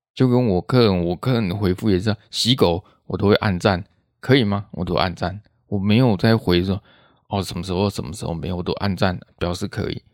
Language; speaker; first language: Chinese; native; Chinese